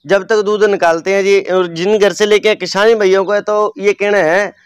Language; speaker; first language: Hindi; native; Hindi